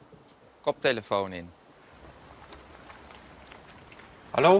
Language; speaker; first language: German; non-native, learner; Dutch